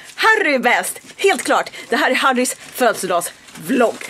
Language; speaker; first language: Swedish; native; Swedish